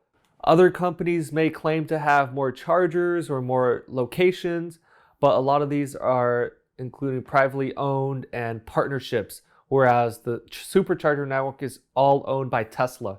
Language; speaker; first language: English; native; English